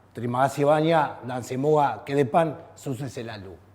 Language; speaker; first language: Indonesian; non-native, fluent; Spanish